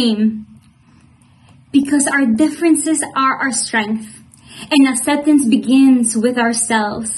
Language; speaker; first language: English; non-native, fluent; Spanish